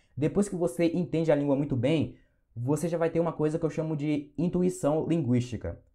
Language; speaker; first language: Portuguese; native; Portuguese